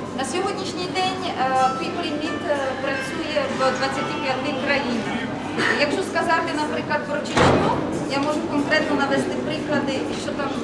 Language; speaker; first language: Ukrainian; non-native, fluent; Czech